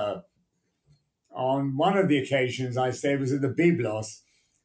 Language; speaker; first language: English; native; English